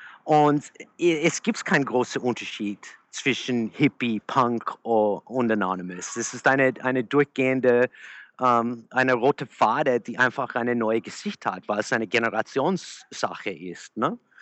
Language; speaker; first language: German; early bilingual, other home language; English